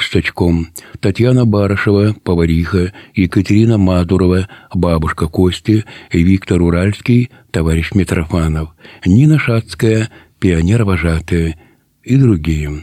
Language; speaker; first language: Russian; native; Russian